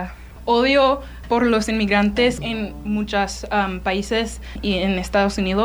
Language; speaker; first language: Spanish; non-native, learner; English